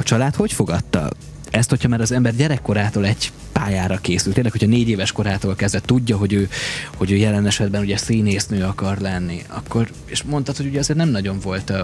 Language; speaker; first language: Hungarian; native; Hungarian